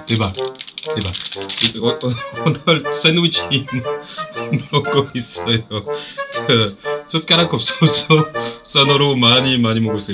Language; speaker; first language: Korean; non-native, learner; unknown